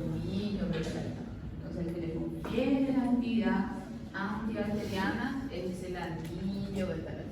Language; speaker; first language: Spanish; native; Spanish